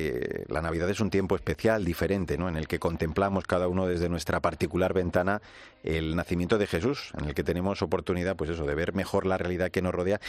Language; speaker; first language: Spanish; native; Spanish